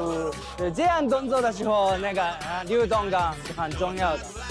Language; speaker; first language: Chinese; non-native, fluent; Korean